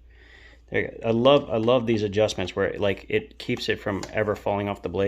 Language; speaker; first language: English; native; English